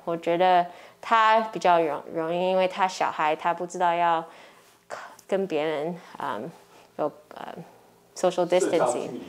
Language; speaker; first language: Chinese; early bilingual, heritage; English